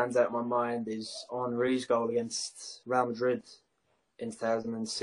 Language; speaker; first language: English; native; English